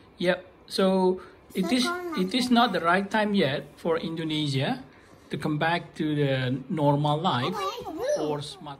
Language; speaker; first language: English; non-native, fluent; Indonesian